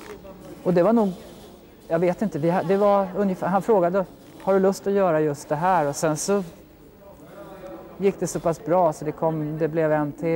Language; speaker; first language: Swedish; native; Swedish